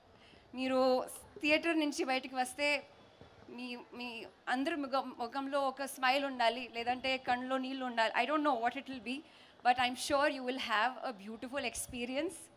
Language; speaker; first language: Telugu; non-native, fluent; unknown